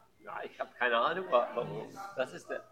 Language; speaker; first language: German; non-native, learner; English